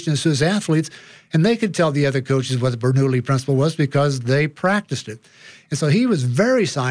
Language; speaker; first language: English; native; English